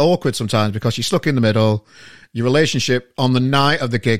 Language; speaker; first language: English; native; English